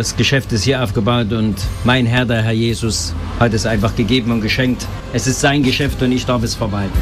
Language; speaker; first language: German; native; German